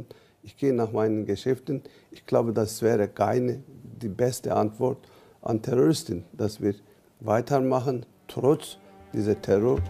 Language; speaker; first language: German; non-native, fluent; Turkish